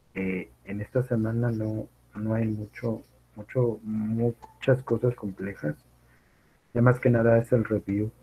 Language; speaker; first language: English; non-native, learner; Spanish